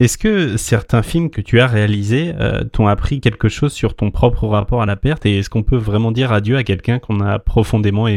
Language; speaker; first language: French; native; French